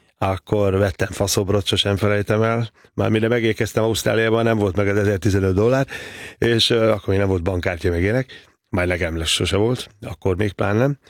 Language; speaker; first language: Hungarian; native; Hungarian